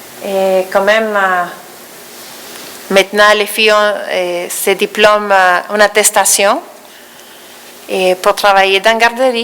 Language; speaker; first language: French; non-native, fluent; Spanish